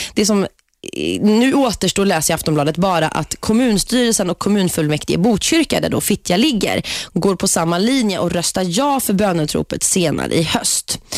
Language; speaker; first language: Swedish; native; Swedish